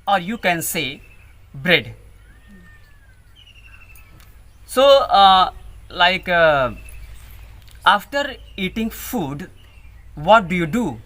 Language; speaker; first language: English; non-native, learner; Hindi